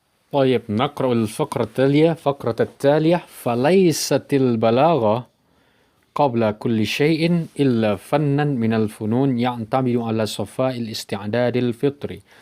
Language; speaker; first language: Arabic; non-native, fluent; Indonesian